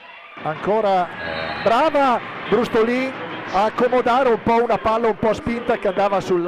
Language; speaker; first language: Italian; native; Italian